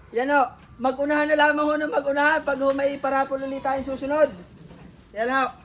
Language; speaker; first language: Filipino; native; Filipino